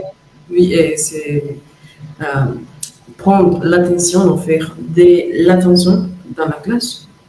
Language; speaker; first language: French; non-native, fluent; Spanish